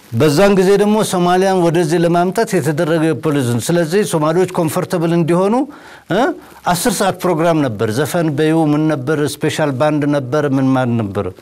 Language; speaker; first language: Amharic; non-native, local second language; Oromo